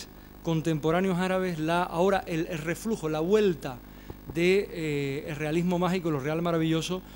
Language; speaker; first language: Spanish; native; Spanish